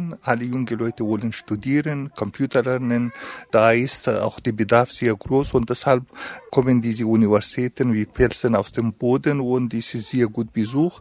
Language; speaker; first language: German; non-native, fluent; Pashto